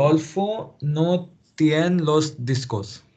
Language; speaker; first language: Spanish; non-native, learner; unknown